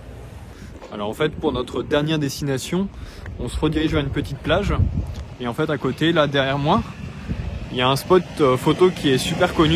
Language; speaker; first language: French; native; French